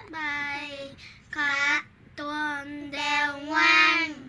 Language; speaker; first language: Vietnamese; early bilingual, heritage; Vietnamese